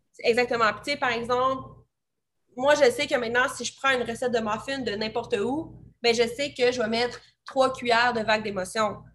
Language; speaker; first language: French; native; French